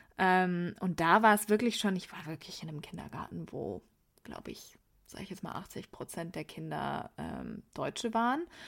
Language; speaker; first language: German; early bilingual, other home language; Persian